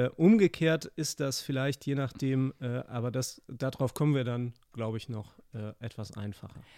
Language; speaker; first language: German; native; German